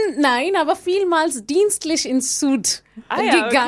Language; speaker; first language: German; non-native, learner; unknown